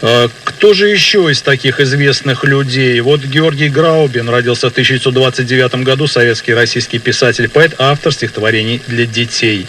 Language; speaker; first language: Russian; native; Russian